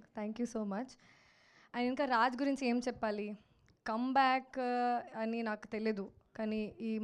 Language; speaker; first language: Telugu; non-native, local second language; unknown